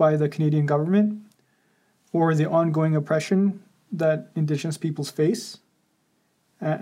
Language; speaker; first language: English; non-native, fluent; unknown